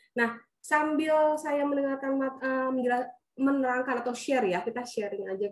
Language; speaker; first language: Malay; native; Malay